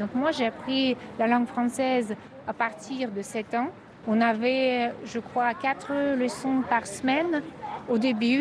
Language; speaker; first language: French; non-native, fluent; Russian